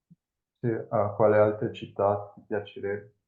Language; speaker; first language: Italian; non-native, fluent; Spanish